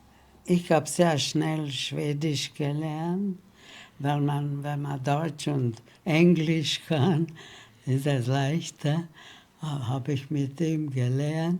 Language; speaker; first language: German; early bilingual, heritage; German